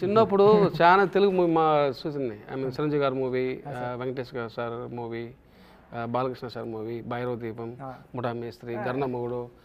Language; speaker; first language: Telugu; non-native, local second language; Tamil